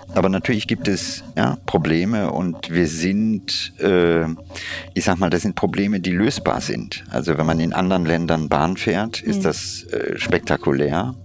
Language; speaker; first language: German; non-native, fluent; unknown